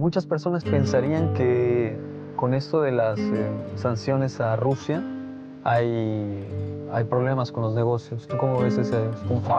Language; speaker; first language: Spanish; native; Spanish